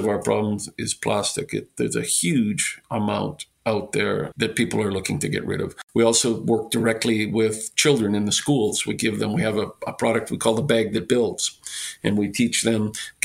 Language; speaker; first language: English; native; English